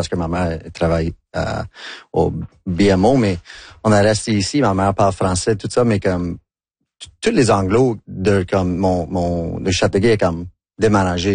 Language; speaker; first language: French; non-native, local second language; English